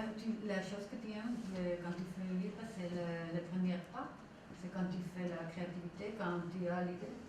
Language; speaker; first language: French; non-native, learner; Spanish